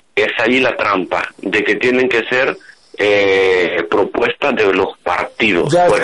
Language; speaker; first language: Spanish; native; Spanish